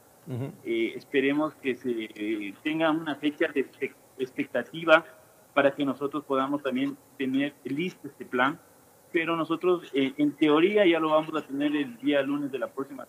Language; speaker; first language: Spanish; native; Spanish